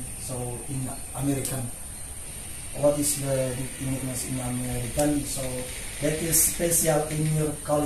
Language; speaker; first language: English; non-native, learner; Indonesian